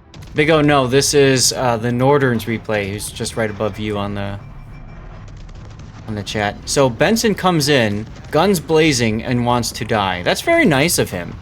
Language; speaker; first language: English; native; English